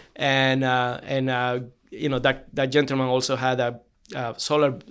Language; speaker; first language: English; non-native, fluent; Spanish